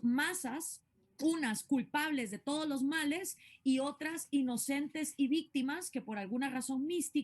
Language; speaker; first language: Spanish; native; Spanish